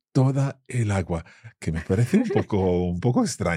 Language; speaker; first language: Spanish; non-native, fluent; English